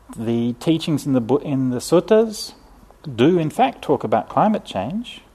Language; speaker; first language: English; native; English